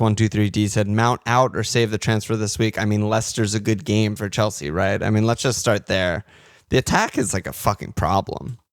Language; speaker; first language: English; native; English